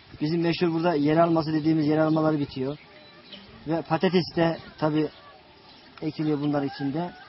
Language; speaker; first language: Turkish; native; Turkish